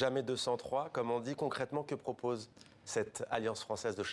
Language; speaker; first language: French; native; French